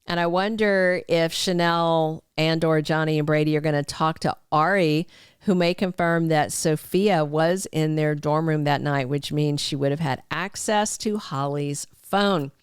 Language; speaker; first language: English; native; English